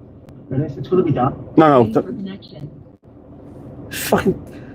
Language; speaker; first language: English; native; English